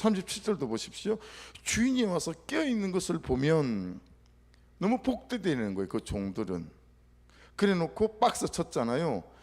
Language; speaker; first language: Korean; native; Korean